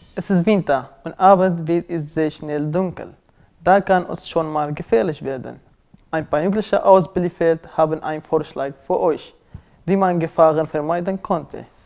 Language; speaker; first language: German; non-native, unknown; Kurdish